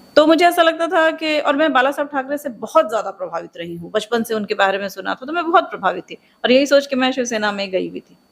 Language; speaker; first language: Hindi; native; Hindi